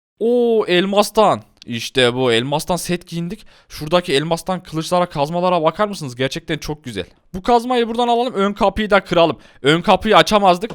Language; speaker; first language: Turkish; native; Turkish